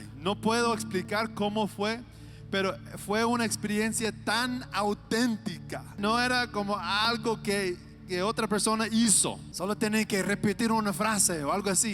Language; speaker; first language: Spanish; non-native, fluent; English